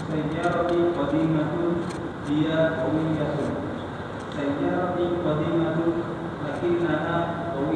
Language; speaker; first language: Arabic; non-native, learner; Indonesian